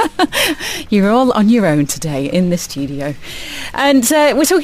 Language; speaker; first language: English; native; English